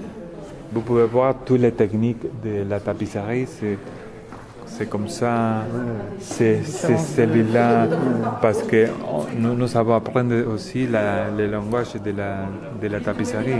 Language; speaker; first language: French; non-native, learner; Spanish